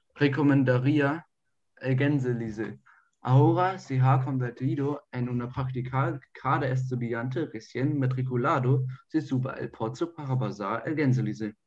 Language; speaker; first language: Spanish; non-native, learner; German